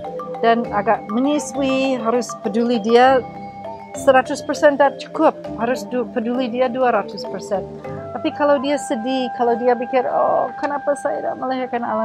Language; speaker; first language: Indonesian; non-native, learner; English